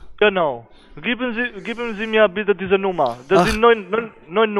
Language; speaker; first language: German; non-native, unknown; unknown